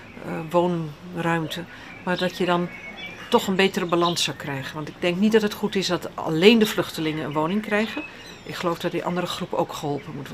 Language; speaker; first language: Dutch; native; Dutch